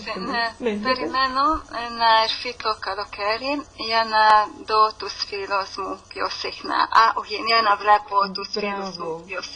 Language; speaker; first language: Greek; non-native, learner; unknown